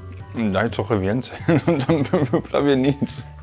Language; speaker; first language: Polish; non-native, learner; German